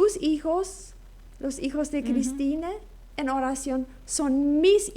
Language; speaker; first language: Spanish; non-native, local second language; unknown